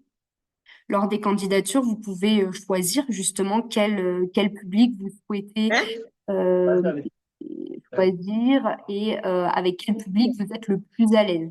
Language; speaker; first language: French; native; French